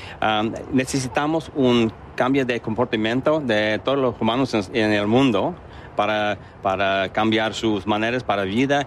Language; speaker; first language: Spanish; non-native, learner; English